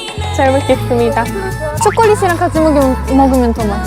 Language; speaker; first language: Korean; non-native, fluent; Japanese